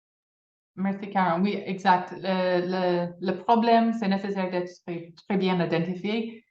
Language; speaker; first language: French; non-native, fluent; English